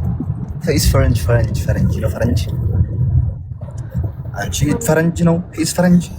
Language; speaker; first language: English; non-native, learner; Amharic